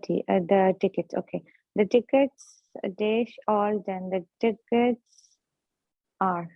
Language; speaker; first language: English; non-native, learner; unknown